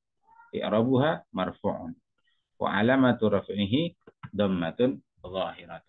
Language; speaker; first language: Arabic; non-native, fluent; Indonesian